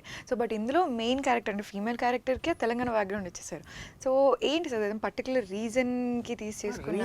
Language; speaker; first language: Telugu; native; Telugu